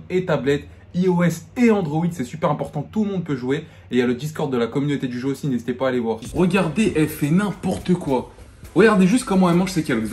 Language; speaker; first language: French; native; French